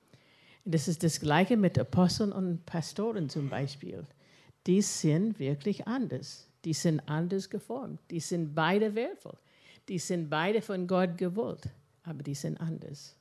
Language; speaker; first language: German; non-native, fluent; English